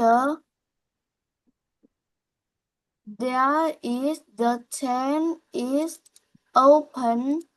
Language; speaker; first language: English; non-native, learner; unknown